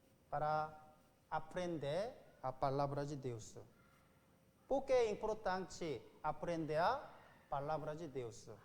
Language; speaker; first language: Portuguese; non-native, fluent; Korean